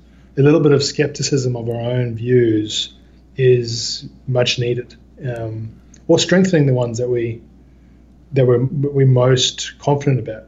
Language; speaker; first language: English; native; English